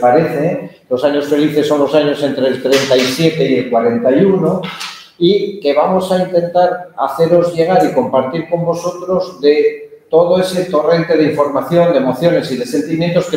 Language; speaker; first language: Spanish; early bilingual, heritage; Spanish